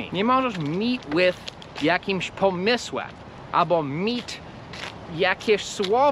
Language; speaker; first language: Polish; non-native, fluent; English